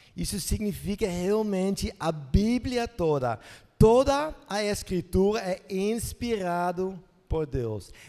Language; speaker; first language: Portuguese; non-native, fluent; Dutch